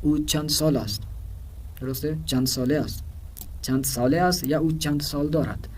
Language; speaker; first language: Persian; non-native, fluent; Urdu